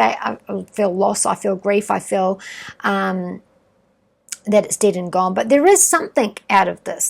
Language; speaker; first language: English; native; English